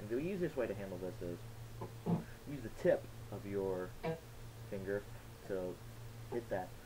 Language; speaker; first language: English; native; English